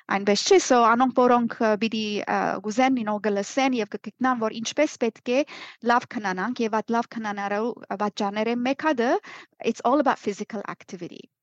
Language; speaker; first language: Armenian; early bilingual, heritage; Armenian